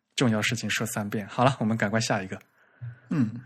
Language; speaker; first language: Chinese; native; Chinese